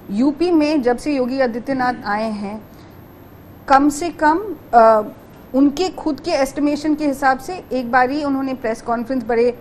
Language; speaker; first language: Hindi; native; Hindi